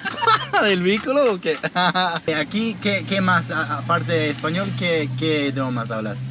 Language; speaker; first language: Spanish; non-native, learner; English